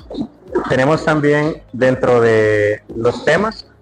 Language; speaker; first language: Spanish; native; Spanish